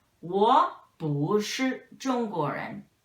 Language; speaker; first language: Chinese; non-native, fluent; English